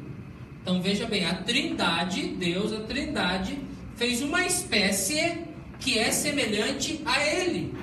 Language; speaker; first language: Portuguese; native; Portuguese